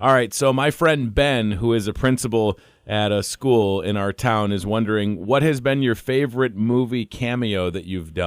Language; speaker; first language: English; native; English